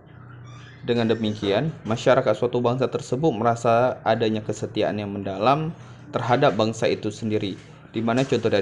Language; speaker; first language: Indonesian; native; Indonesian